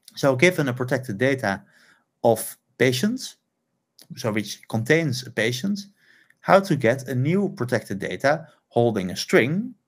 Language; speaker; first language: English; non-native, fluent; Dutch